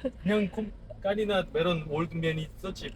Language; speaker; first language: Korean; native; Korean